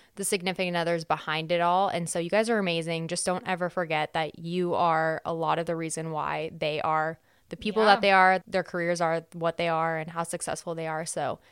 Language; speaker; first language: English; native; English